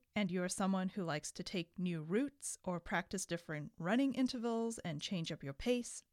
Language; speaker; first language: English; native; English